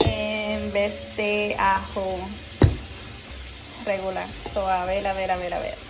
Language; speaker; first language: Spanish; early bilingual, heritage; Spanish